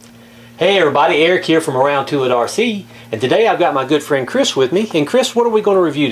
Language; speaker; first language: English; native; English